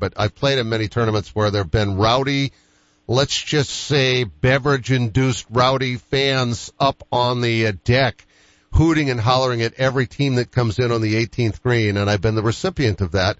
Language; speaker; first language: English; native; English